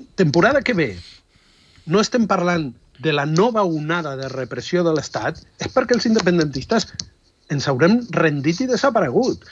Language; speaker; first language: Catalan; non-native, fluent; Spanish